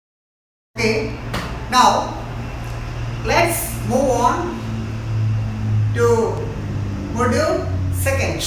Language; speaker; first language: English; non-native, local second language; Malayalam